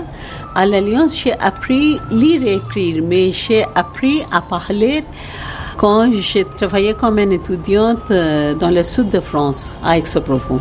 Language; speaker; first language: French; non-native, fluent; Bangla